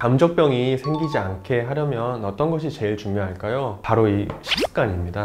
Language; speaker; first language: Korean; native; Korean